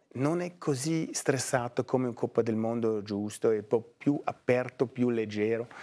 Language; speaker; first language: Italian; non-native, fluent; German